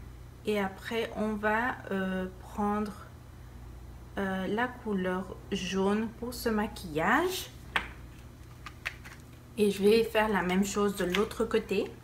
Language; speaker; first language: French; non-native, fluent; Spanish